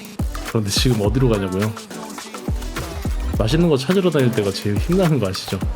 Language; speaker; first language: Korean; native; Korean